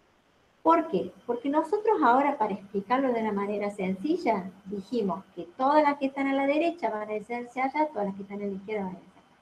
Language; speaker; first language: Spanish; native; Spanish